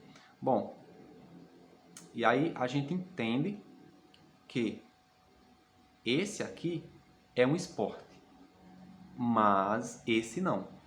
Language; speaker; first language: Portuguese; native; Portuguese